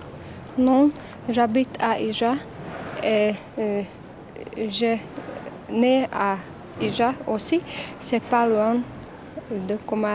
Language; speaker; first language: French; non-native, learner; Hungarian